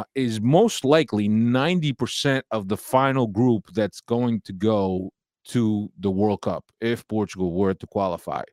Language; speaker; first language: English; native; English